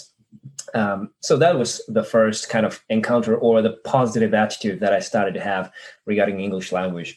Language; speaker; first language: English; non-native, fluent; Japanese